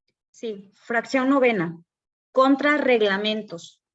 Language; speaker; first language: Spanish; native; Spanish